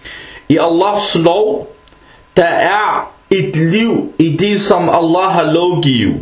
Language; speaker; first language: Danish; early bilingual, other home language; Arabic